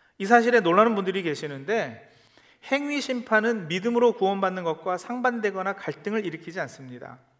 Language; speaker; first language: Korean; early bilingual, heritage; Korean